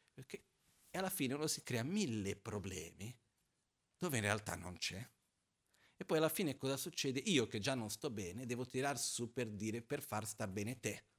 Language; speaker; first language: Italian; non-native, fluent; Portuguese